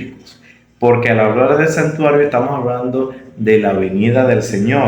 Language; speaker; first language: Spanish; native; Spanish